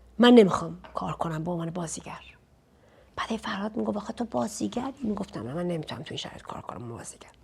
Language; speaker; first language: Persian; native; Persian